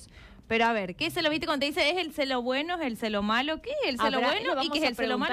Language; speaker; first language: Spanish; native; Spanish